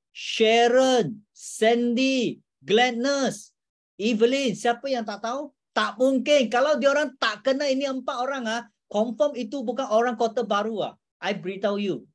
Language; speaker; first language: Malay; non-native, local second language; Chinese